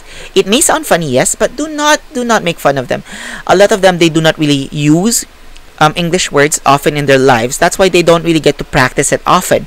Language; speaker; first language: English; non-native, local second language; Filipino